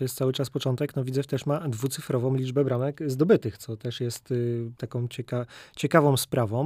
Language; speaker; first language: Polish; native; Polish